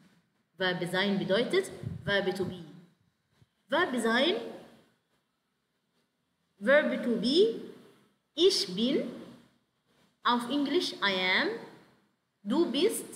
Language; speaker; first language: German; non-native, fluent; Arabic